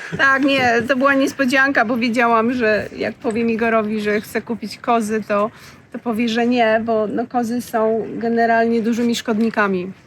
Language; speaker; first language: Polish; native; Polish